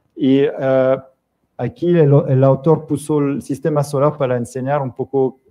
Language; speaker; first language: Spanish; non-native, fluent; French